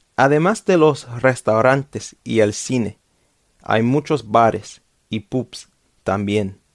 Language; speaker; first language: Spanish; non-native, fluent; English